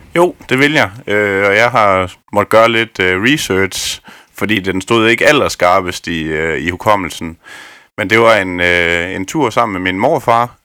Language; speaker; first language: Danish; native; Danish